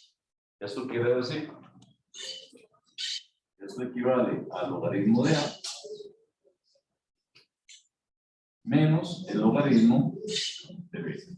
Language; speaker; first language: Spanish; native; Spanish